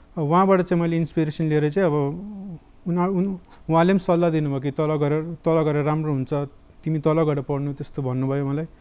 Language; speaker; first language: Nepali; native; Nepali